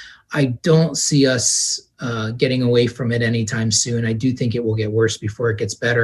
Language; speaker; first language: English; native; English